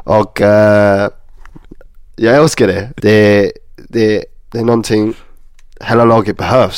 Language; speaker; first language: Swedish; non-native, learner; English